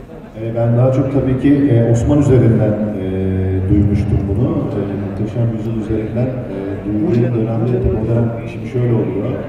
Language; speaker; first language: Turkish; native; Turkish